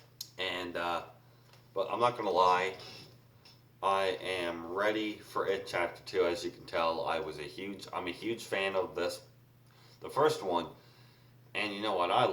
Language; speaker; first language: English; native; English